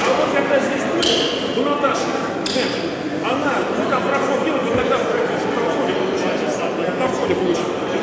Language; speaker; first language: Russian; native; Russian